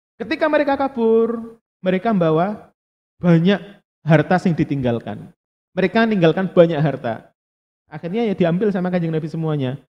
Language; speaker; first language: Indonesian; non-native, local second language; Javanese